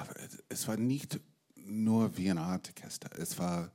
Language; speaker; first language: German; non-native, fluent; English